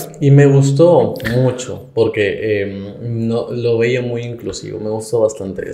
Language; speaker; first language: Spanish; native; Spanish